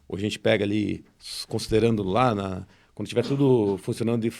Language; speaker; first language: Portuguese; native; Portuguese